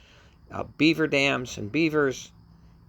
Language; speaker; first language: English; native; English